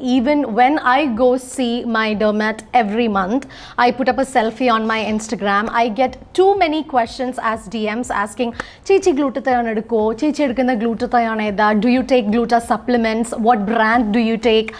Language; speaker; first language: English; non-native, local second language; Malayalam